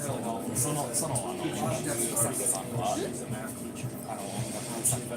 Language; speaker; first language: Japanese; non-native, learner; English